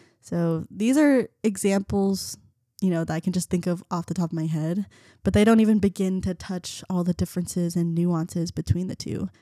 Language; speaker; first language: English; early bilingual, other home language; Vietnamese